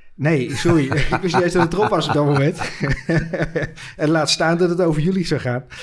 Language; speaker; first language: Dutch; native; Dutch